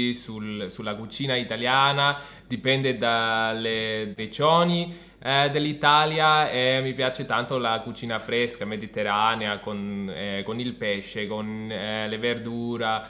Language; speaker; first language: Italian; non-native, fluent; German